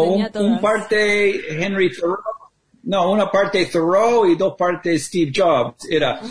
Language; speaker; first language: Spanish; non-native, fluent; English